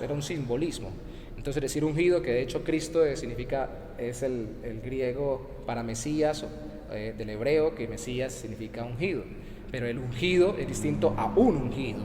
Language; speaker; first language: Spanish; native; Spanish